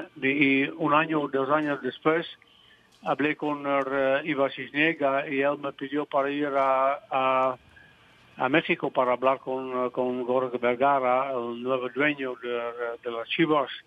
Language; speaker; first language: Spanish; non-native, fluent; Dutch